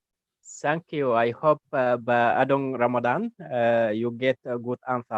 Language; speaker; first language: English; non-native, learner; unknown